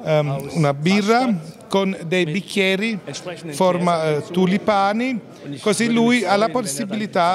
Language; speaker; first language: Italian; non-native, fluent; German